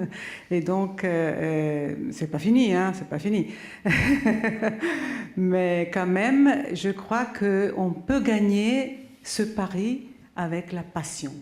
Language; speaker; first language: French; non-native, local second language; Italian